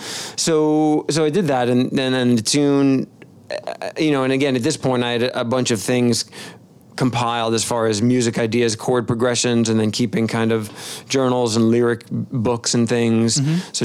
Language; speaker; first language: English; native; English